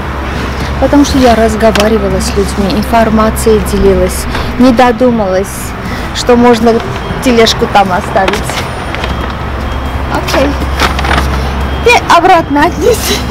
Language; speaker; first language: Russian; non-native, fluent; Armenian